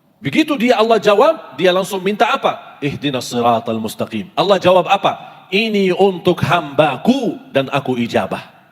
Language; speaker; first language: Malay; non-native, fluent; Arabic